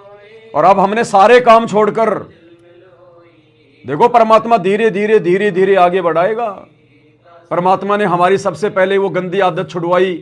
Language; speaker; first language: Hindi; native; Hindi